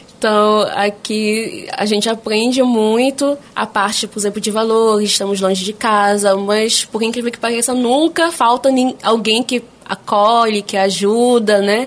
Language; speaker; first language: Portuguese; non-native, local second language; Kabuverdianu